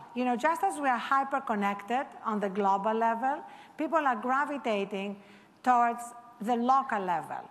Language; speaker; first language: English; non-native, fluent; Greek